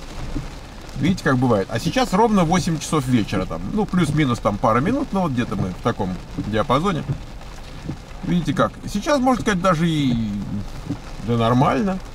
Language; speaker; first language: Russian; native; Russian